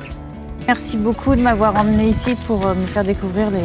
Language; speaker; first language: French; native; French